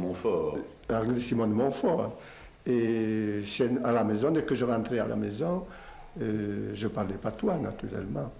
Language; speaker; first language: French; non-native, local second language; Occitan